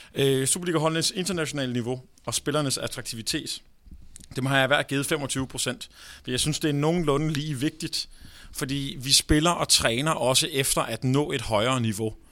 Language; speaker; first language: Danish; native; Danish